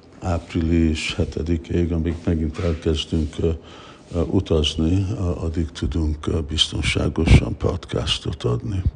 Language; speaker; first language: Hungarian; early bilingual, heritage; Hungarian